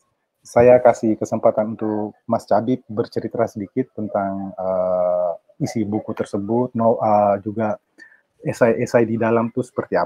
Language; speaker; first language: Indonesian; native; Indonesian